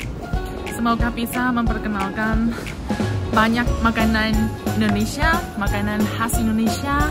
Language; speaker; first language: Indonesian; non-native, fluent; Chinese